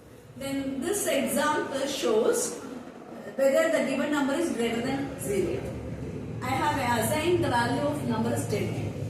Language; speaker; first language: English; non-native, local second language; Tamil